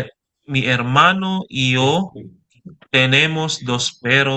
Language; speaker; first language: Spanish; non-native, learner; Filipino